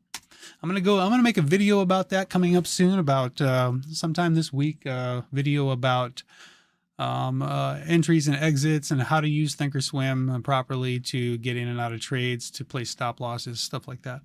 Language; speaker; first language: English; native; English